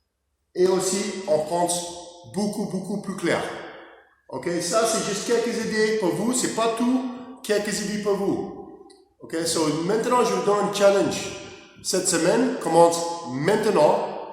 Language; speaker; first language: French; non-native, learner; English